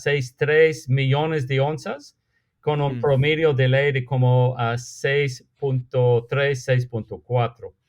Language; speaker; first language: Spanish; non-native, fluent; English